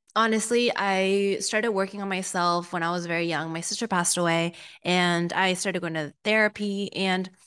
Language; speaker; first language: English; early bilingual, other home language; Spanish